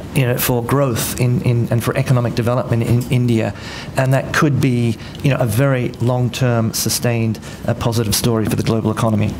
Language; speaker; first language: English; native; English